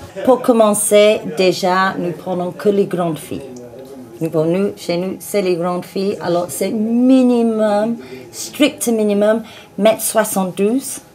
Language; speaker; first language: French; non-native, fluent; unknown